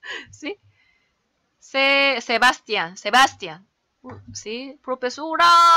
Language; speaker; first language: Spanish; non-native, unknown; Korean